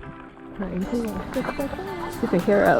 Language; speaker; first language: English; native; English